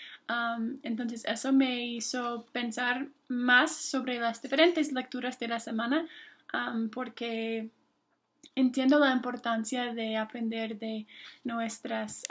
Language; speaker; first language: Spanish; non-native, fluent; English